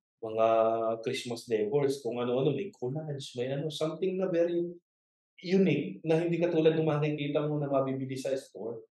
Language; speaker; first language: Filipino; native; Filipino